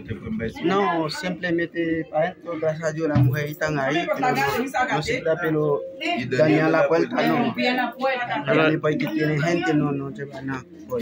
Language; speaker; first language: Spanish; non-native, learner; Haitian Creole